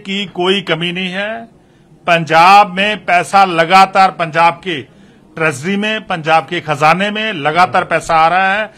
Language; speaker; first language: Hindi; non-native, local second language; Punjabi